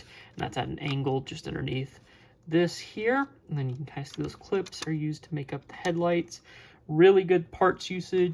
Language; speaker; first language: English; native; English